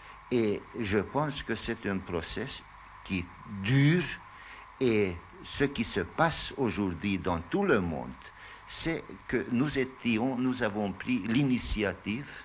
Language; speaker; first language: French; non-native, fluent; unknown